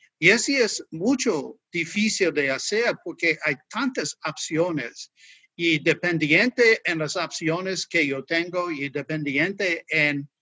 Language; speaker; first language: Spanish; non-native, learner; English